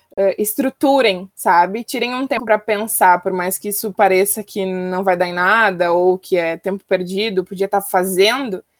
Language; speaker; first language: Portuguese; native; Portuguese